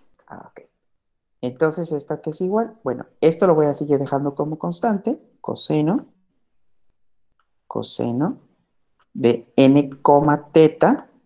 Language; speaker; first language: Spanish; native; Spanish